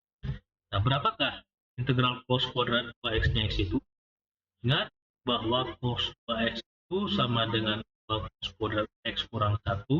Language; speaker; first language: Indonesian; native; Indonesian